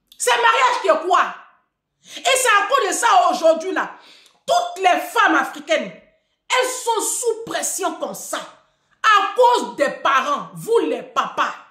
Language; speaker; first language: French; native; French